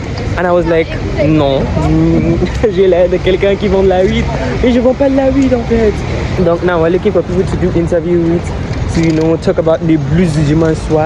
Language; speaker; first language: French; non-native, fluent; English